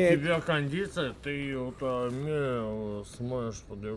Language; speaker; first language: Russian; native; Russian